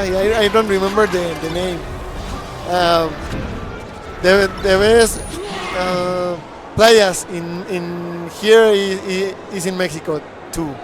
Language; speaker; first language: English; non-native, learner; Spanish